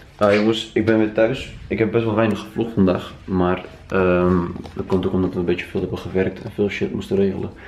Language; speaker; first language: Dutch; early bilingual, other home language; Turkish